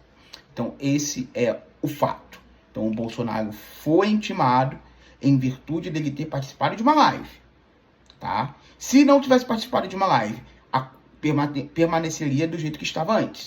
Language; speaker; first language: Portuguese; native; Portuguese